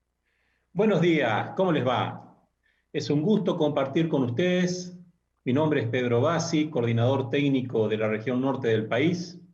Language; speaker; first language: Spanish; native; Spanish